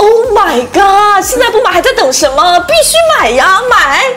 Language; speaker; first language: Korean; non-native, learner; Chinese